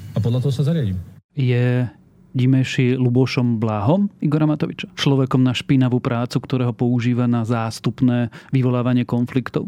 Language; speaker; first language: Slovak; native; Slovak